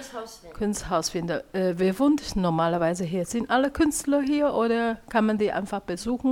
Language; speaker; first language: German; non-native, learner; Chinese